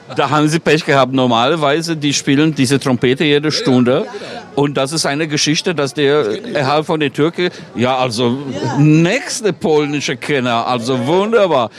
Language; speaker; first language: German; non-native, fluent; Polish